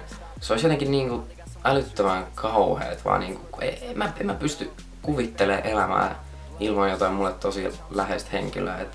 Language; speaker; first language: Finnish; native; Finnish